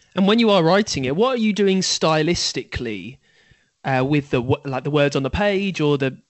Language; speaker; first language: English; native; English